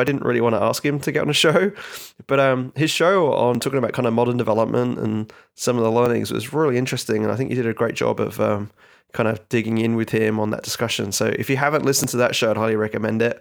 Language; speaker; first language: English; native; English